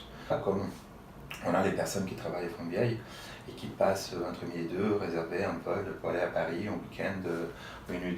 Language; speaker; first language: French; non-native, fluent; Italian